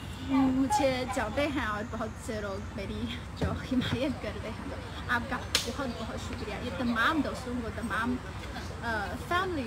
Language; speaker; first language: Hindi; non-native, learner; Chinese